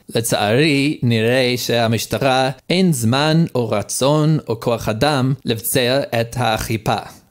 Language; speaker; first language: Hebrew; non-native, learner; English